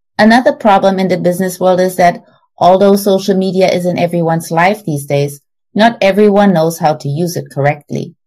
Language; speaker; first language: English; non-native, fluent; German